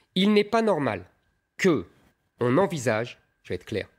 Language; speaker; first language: French; native; French